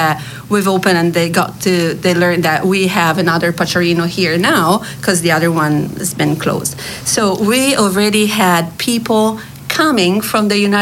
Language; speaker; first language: English; non-native, fluent; Italian